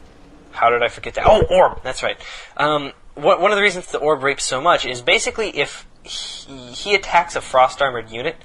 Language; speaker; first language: English; native; English